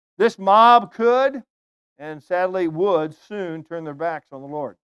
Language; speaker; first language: English; native; English